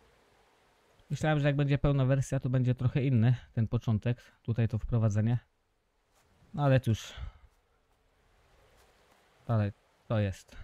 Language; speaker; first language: Polish; native; Polish